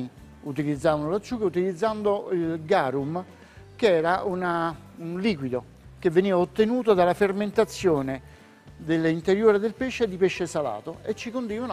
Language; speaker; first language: Italian; native; Italian